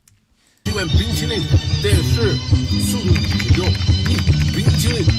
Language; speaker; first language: Chinese; non-native, learner; English